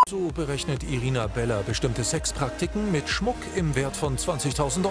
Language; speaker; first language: German; native; German